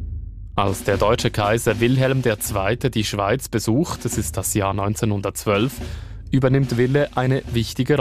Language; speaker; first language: German; native; German